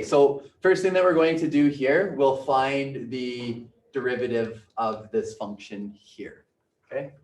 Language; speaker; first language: English; native; English